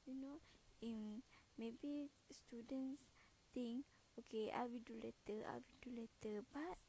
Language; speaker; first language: English; non-native, learner; Malay